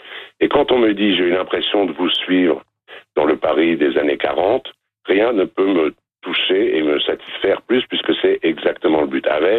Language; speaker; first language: French; native; French